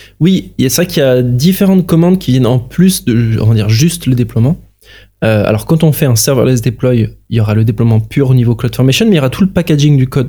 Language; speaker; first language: French; native; French